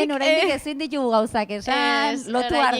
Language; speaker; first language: Basque; native; Basque